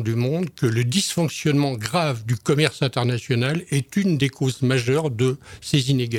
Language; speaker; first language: French; native; French